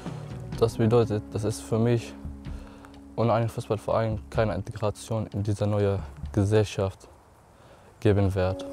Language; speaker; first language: German; non-native, learner; Arabic